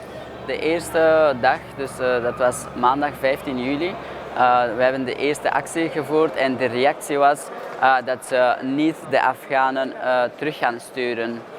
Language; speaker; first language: Dutch; non-native, fluent; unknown